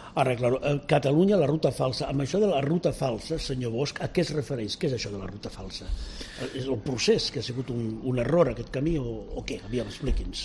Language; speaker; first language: Catalan; native; Catalan